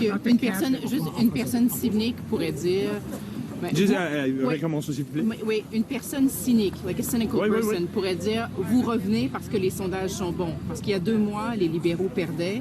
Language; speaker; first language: French; native; French